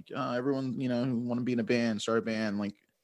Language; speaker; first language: English; native; English